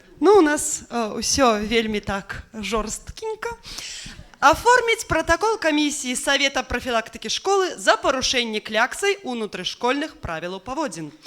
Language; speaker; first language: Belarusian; non-native, local second language; Russian